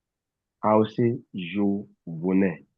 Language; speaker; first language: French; non-native, fluent; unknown